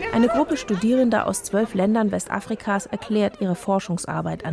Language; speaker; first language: German; native; German